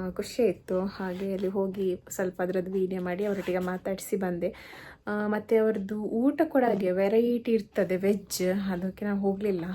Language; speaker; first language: Kannada; non-native, local second language; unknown